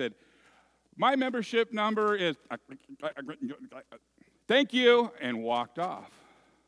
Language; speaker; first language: English; native; English